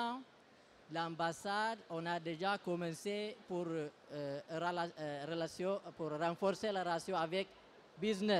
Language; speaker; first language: French; non-native, learner; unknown